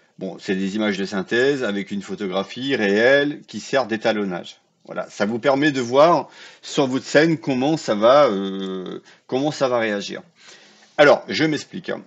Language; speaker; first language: French; native; French